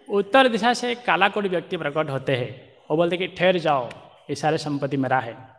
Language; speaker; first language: Hindi; non-native, local second language; Marathi